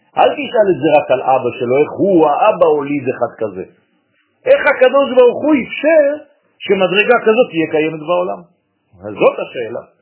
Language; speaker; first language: Hebrew; non-native, fluent; French